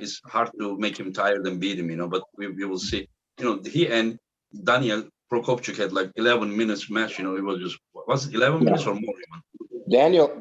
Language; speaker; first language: English; non-native, fluent; Turkish